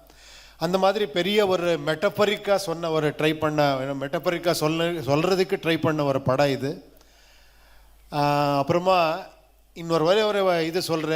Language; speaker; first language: Tamil; non-native, learner; Kannada